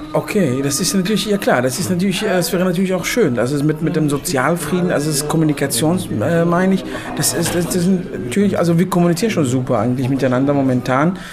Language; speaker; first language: German; non-native, fluent; Arabic